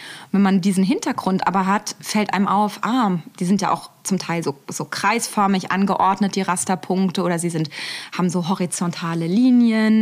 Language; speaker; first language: German; native; German